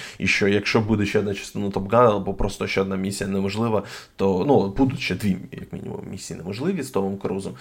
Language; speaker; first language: Ukrainian; non-native, local second language; Russian